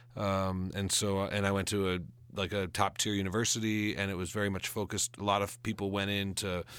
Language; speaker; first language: English; native; English